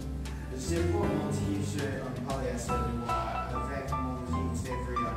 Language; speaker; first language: French; non-native, learner; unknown